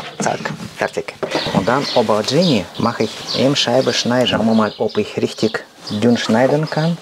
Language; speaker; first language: German; non-native, learner; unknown